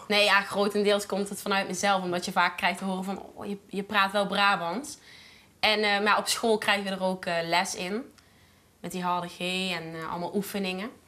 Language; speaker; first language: Dutch; native; Dutch